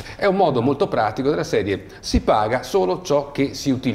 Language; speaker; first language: Italian; native; Italian